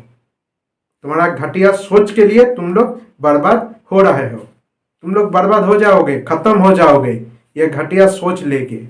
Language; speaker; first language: Hindi; non-native, local second language; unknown